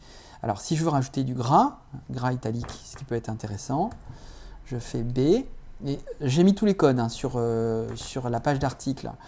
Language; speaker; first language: French; native; French